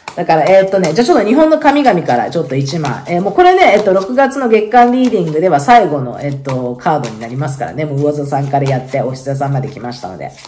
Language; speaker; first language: Japanese; native; Japanese